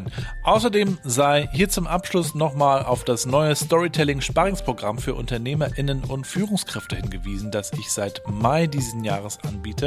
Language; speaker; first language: German; native; German